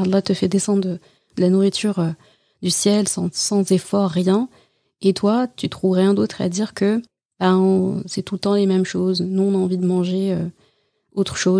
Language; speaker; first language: French; native; French